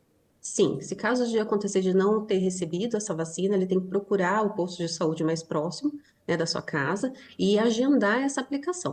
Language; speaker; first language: Portuguese; native; Portuguese